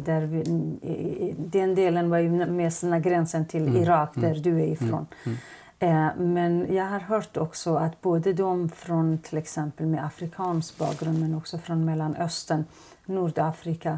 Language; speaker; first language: Swedish; non-native, fluent; Kurdish